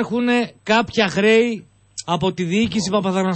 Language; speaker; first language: Greek; native; Greek